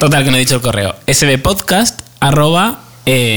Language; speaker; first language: Spanish; native; Spanish